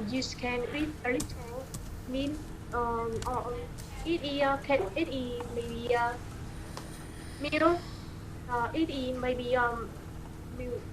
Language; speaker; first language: English; non-native, learner; Vietnamese